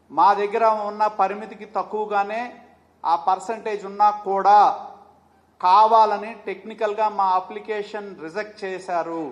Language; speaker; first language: Telugu; native; Telugu